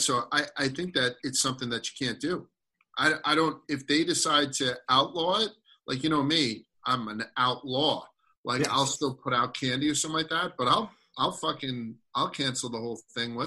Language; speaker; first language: English; native; English